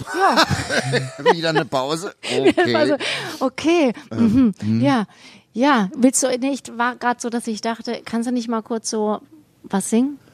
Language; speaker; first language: German; native; German